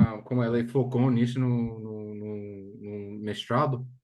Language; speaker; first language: Portuguese; non-native, fluent; English